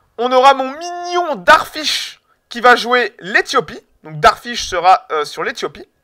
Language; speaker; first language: French; native; French